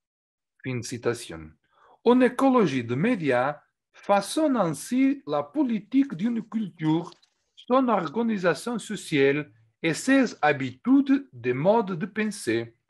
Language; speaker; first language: French; non-native, fluent; Portuguese